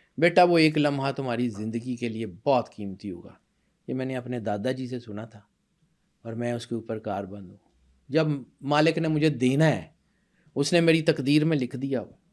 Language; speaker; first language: Urdu; non-native, local second language; Punjabi